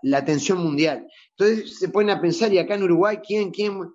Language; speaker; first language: Spanish; native; Spanish